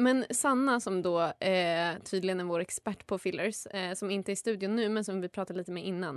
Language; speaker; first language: Swedish; native; Swedish